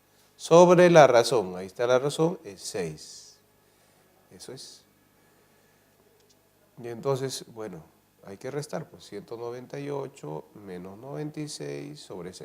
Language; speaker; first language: Spanish; native; Spanish